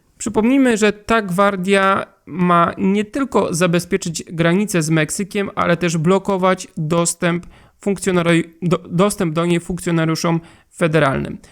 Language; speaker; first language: Polish; native; Polish